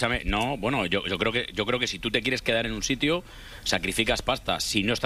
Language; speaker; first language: Spanish; native; Spanish